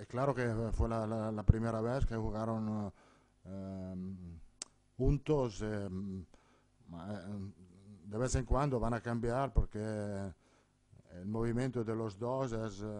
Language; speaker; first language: Spanish; non-native, fluent; Italian